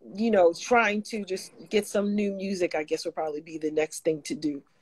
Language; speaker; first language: English; native; English